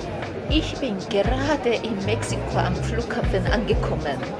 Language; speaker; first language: German; non-native, fluent; Korean